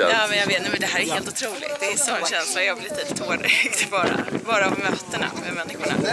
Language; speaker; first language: Swedish; native; Swedish